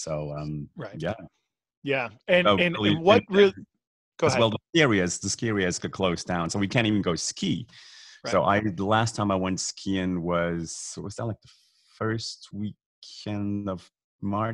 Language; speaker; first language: English; non-native, fluent; Swiss German